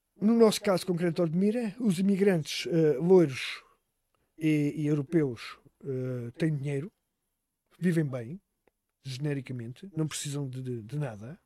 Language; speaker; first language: Portuguese; native; Portuguese